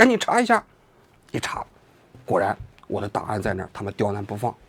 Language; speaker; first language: Chinese; native; Chinese